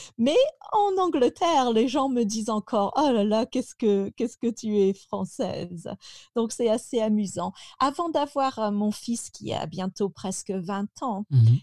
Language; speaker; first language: French; native; French